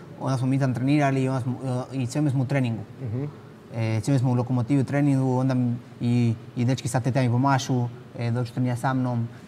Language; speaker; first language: Bosnian; non-native, fluent; Spanish